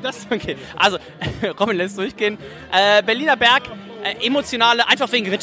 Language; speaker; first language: German; native; German